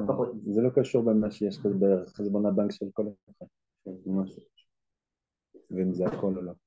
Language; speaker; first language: Hebrew; non-native, fluent; French